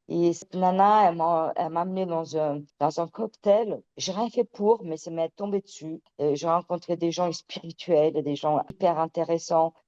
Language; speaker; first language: French; early bilingual, other home language; Portuguese